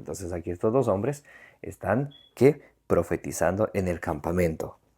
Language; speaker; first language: Spanish; native; Spanish